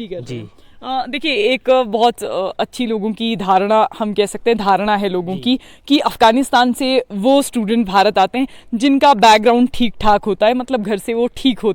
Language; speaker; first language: Hindi; native; Hindi